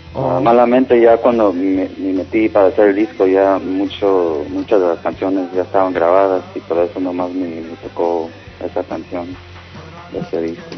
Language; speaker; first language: Spanish; early bilingual, heritage; Spanish